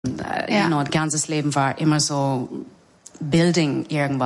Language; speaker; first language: German; non-native, learner; English